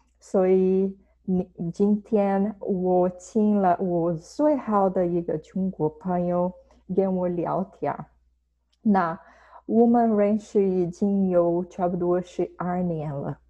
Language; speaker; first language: Chinese; non-native, fluent; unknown